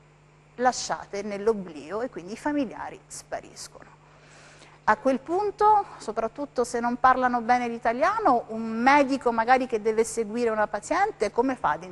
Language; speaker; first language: Italian; native; Italian